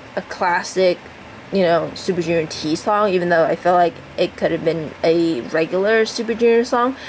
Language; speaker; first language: English; native; English